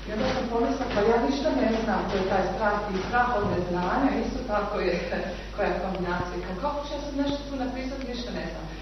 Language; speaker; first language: Serbian; native; Serbian